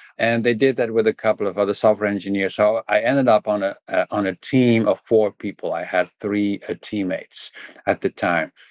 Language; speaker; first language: English; non-native, fluent; Dutch